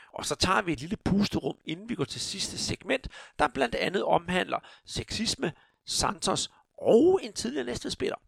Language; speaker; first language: Danish; native; Danish